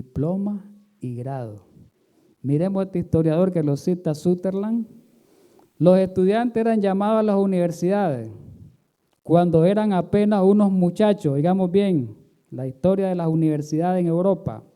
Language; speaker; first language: Spanish; native; Spanish